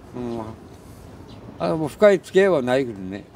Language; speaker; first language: Japanese; native; Japanese